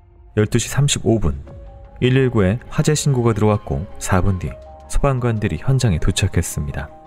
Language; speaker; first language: Korean; native; Korean